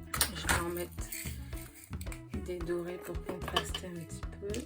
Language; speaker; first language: French; native; French